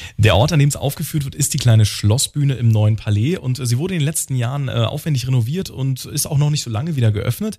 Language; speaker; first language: German; native; German